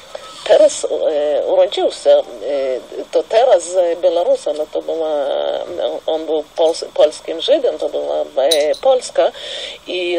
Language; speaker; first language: Polish; non-native, fluent; Russian